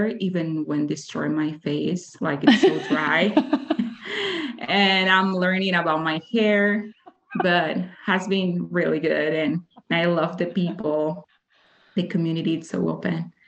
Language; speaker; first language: English; non-native, fluent; Spanish